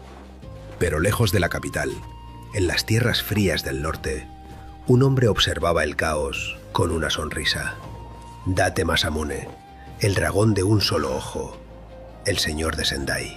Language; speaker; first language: Spanish; native; Spanish